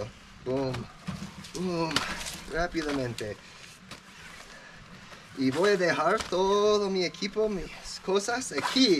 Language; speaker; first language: Spanish; non-native, learner; English